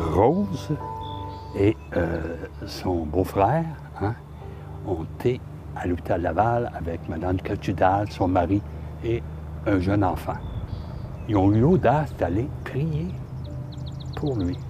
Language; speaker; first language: French; native; French